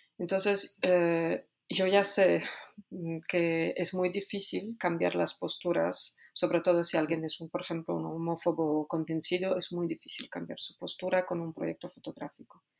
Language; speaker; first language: Spanish; non-native, fluent; Polish